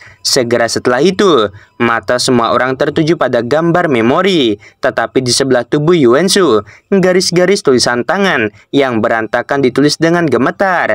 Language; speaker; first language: Indonesian; native; Indonesian